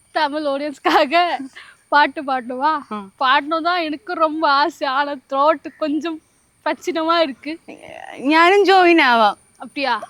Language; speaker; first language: Tamil; non-native, learner; Malayalam